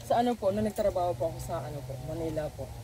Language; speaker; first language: Filipino; native; Filipino